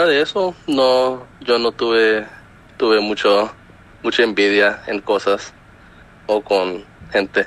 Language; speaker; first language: Spanish; early bilingual, heritage; Spanish